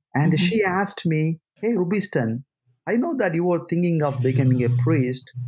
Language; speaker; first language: English; non-native, local second language; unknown